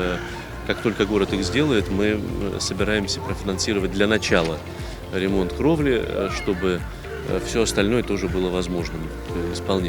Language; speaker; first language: Russian; native; Russian